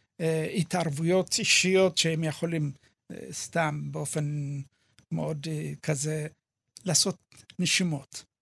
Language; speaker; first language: Hebrew; early bilingual, other home language; Amharic